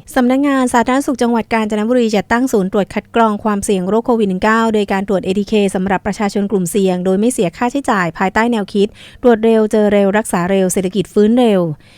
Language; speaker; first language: Thai; native; Thai